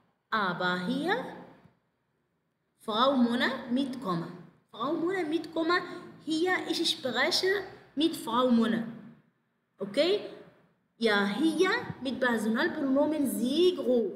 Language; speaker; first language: German; non-native, fluent; Arabic